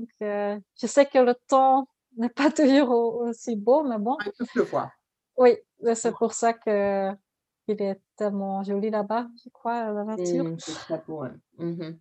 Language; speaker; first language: French; non-native, learner; Dutch